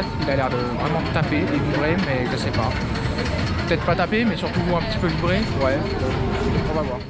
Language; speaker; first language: French; native; French